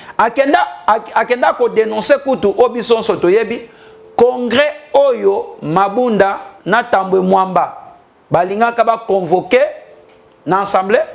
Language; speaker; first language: Lingala; non-native, local second language; Mongo